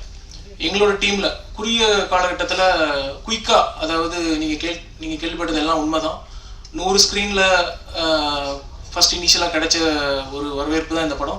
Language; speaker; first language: Tamil; native; Tamil